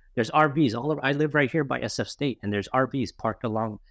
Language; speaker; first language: English; native; English